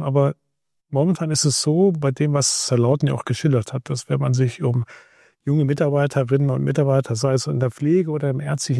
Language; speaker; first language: German; native; German